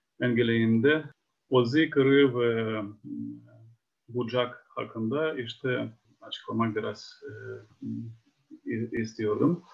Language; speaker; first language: Turkish; non-native, fluent; Ukrainian